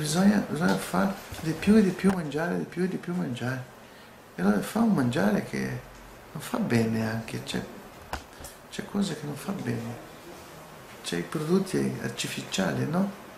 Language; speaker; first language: Italian; non-native, learner; Portuguese